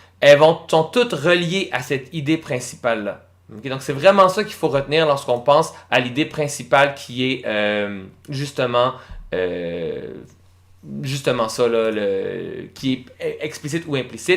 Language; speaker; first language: French; native; French